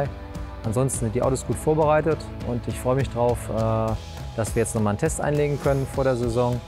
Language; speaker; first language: German; native; German